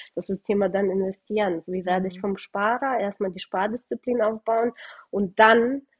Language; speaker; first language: German; early bilingual, other home language; Russian